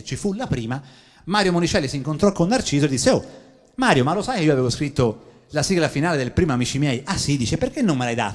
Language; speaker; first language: Italian; native; Italian